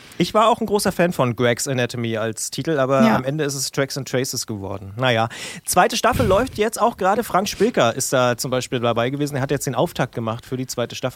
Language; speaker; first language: German; native; German